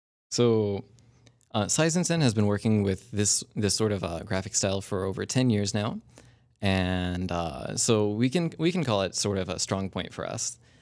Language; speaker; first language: English; native; English